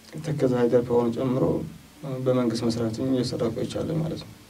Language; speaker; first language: Amharic; non-native, local second language; Tigrinya